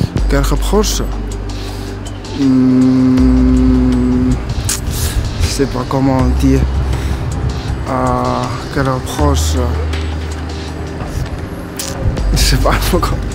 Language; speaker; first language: French; non-native, learner; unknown